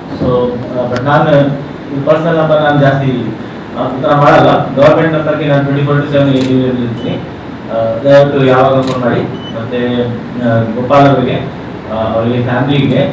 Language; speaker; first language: Kannada; non-native, local second language; Hindi